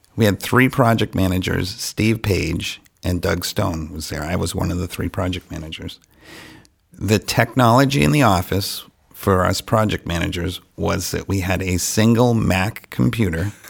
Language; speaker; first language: English; native; English